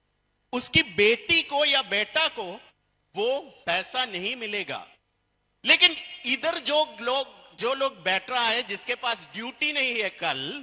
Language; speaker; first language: Hindi; non-native, fluent; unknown